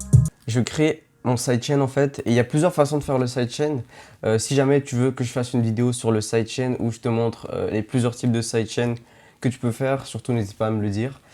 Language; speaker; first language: French; native; French